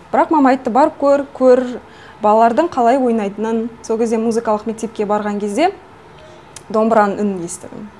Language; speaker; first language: Kazakh; non-native, local second language; Russian